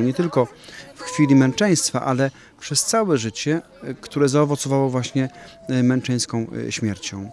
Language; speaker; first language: Polish; native; Polish